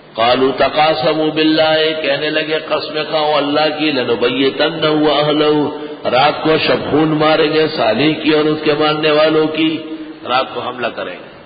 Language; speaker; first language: Urdu; native; Urdu